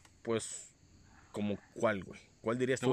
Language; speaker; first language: Spanish; native; Spanish